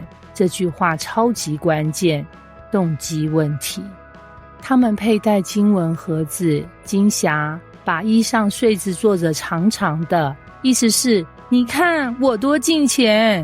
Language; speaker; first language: Chinese; native; Chinese